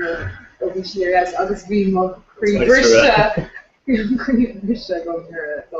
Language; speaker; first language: Irish; non-native, local second language; English